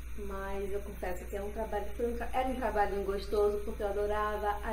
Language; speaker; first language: Portuguese; native; Portuguese